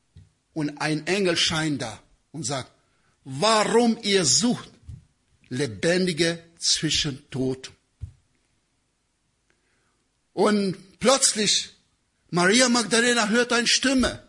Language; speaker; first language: German; non-native, learner; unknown